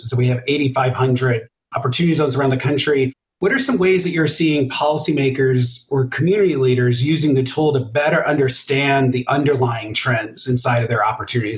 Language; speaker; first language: English; native; English